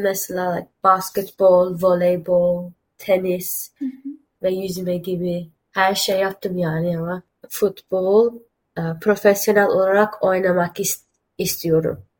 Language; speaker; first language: Turkish; early bilingual, heritage; Turkish